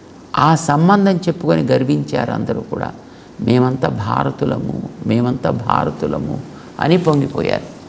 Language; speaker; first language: Telugu; native; Telugu